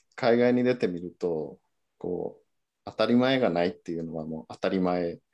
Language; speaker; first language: Japanese; non-native, fluent; Spanish